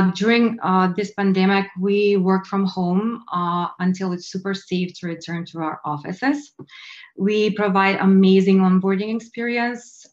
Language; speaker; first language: English; non-native, fluent; Macedonian